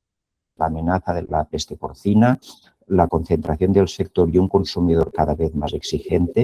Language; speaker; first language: Spanish; native; Spanish